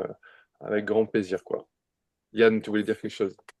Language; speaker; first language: French; native; French